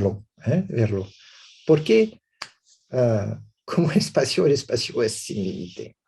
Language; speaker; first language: Spanish; non-native, learner; French